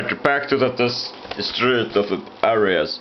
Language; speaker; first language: English; non-native, fluent; Italian